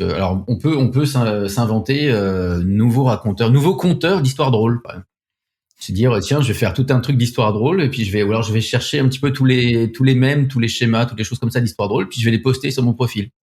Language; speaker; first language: French; native; French